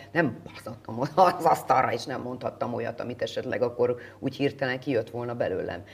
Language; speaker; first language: Hungarian; native; Hungarian